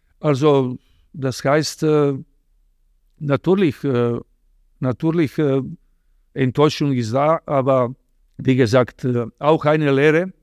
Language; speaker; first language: German; non-native, fluent; Serbian